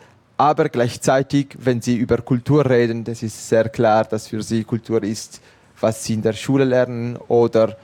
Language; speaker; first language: German; non-native, local second language; Italian